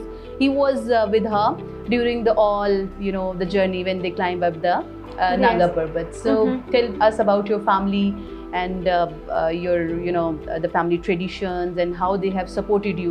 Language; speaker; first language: English; non-native, fluent; Urdu